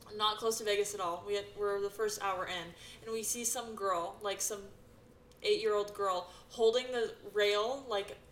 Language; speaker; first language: English; native; English